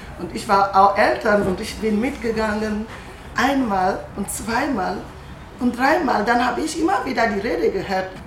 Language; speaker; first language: German; non-native, fluent; French